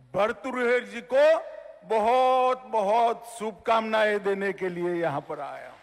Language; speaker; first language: Hindi; non-native, local second language; Gujarati